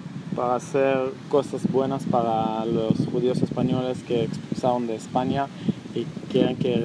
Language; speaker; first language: Spanish; non-native, learner; Hebrew